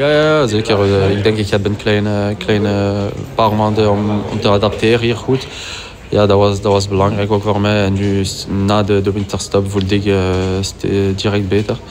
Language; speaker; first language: Dutch; non-native, local second language; French